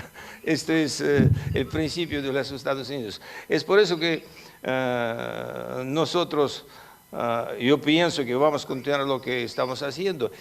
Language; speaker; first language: Spanish; non-native, fluent; Russian